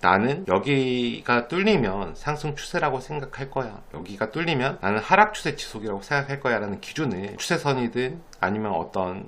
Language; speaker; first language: Korean; native; Korean